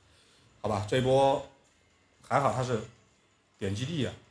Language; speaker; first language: Chinese; native; Chinese